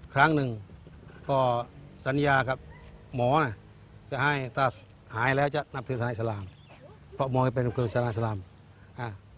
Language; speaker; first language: Thai; non-native, local second language; Malay